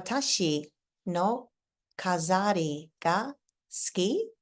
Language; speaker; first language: Japanese; non-native, fluent; English